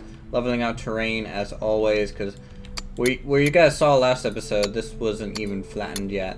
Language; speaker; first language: English; native; English